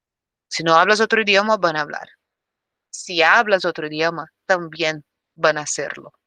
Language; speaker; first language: Spanish; non-native, fluent; Portuguese